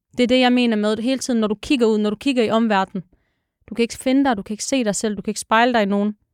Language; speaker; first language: Danish; early bilingual, other home language; Arabic